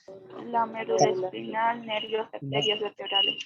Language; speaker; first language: Spanish; native; Spanish